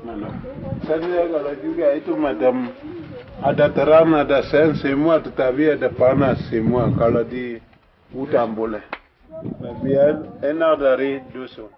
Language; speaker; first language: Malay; non-native, local second language; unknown